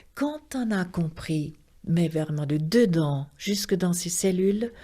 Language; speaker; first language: French; non-native, fluent; German